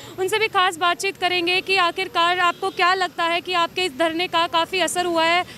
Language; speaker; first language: Hindi; non-native, local second language; Punjabi